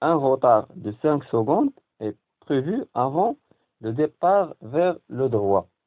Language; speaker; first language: French; non-native, local second language; Arabic